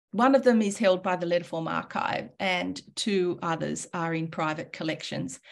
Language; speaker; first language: English; native; English